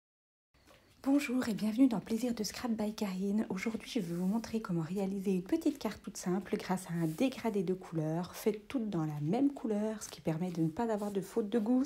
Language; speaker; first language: French; native; French